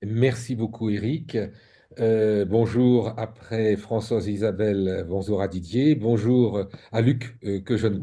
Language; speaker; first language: French; native; French